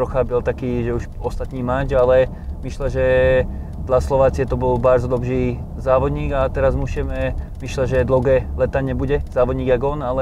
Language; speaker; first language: Polish; non-native, learner; Slovak